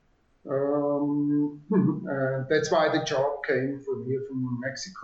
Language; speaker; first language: English; non-native, fluent; Swiss German